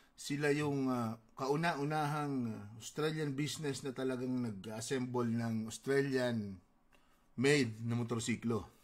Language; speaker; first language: Filipino; non-native, local second language; Bikol